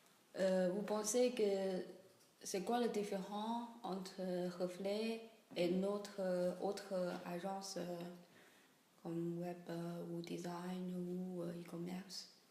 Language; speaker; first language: French; non-native, learner; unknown